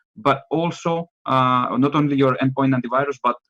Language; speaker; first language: English; non-native, fluent; Greek